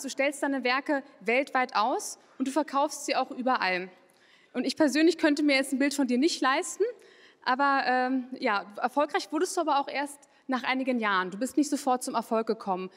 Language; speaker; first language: German; native; German